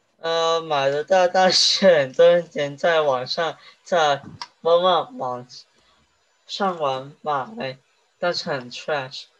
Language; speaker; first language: Chinese; early bilingual, heritage; Chinese